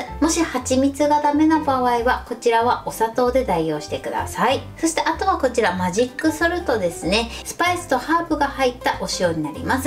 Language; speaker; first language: Japanese; native; Japanese